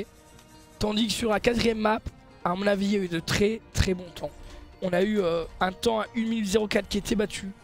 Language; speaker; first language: French; native; French